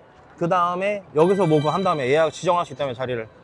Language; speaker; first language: Korean; native; Korean